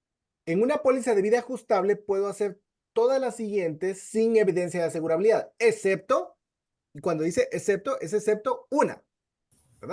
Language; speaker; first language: Spanish; native; Spanish